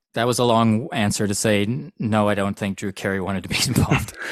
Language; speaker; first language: English; native; English